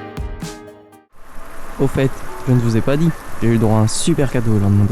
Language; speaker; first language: French; native; French